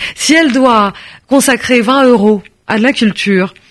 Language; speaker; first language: French; native; French